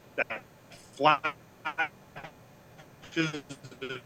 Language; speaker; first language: English; native; English